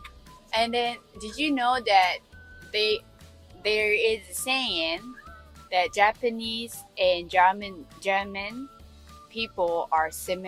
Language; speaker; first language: English; non-native, fluent; Japanese